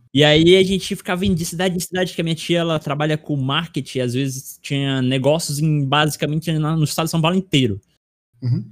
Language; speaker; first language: Portuguese; native; Portuguese